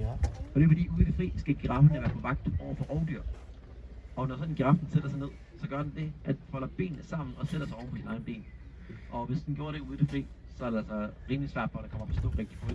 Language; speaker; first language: Danish; native; Danish